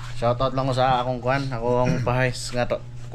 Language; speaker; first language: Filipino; non-native, local second language; Cebuano